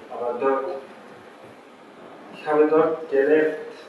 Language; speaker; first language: German; non-native, learner; Arabic